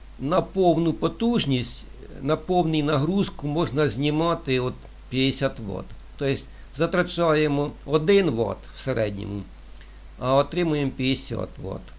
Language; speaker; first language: Ukrainian; non-native, local second language; Russian